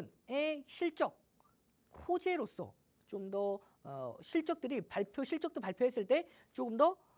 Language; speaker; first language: Korean; native; Korean